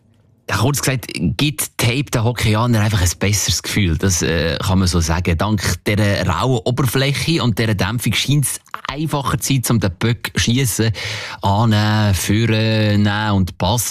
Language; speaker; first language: German; native; German